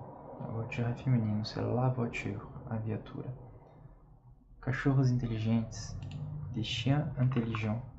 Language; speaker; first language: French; non-native, fluent; Portuguese